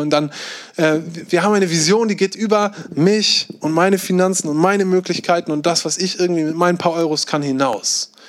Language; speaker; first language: German; native; German